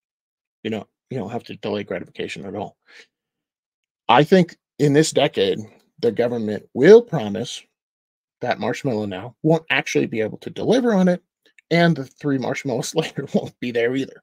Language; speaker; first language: English; native; English